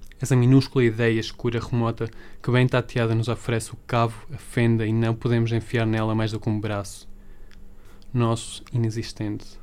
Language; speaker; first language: Portuguese; early bilingual, other home language; Spanish